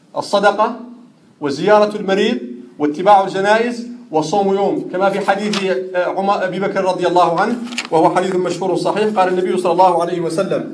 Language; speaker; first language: Arabic; non-native, fluent; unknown